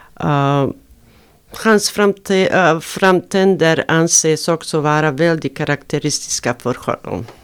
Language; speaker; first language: Swedish; non-native, learner; Arabic